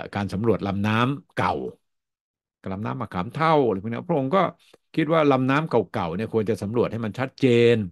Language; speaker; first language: Thai; native; Thai